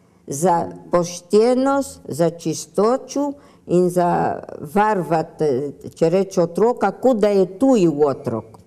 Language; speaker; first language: Slovenian; early bilingual, heritage; Slovenian